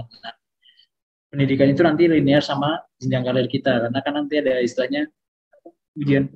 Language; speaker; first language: Indonesian; native; Indonesian